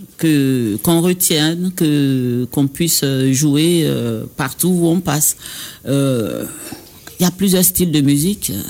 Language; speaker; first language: French; non-native, local second language; Baoulé